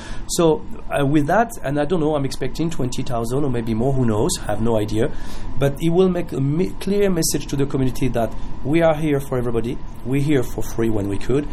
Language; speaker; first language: English; non-native, fluent; French